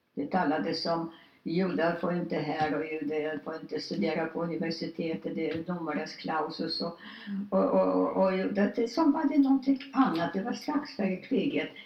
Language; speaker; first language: Swedish; non-native, fluent; Polish